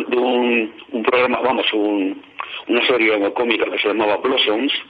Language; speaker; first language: Spanish; native; Spanish